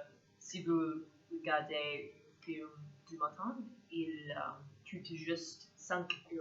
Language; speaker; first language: French; non-native, learner; English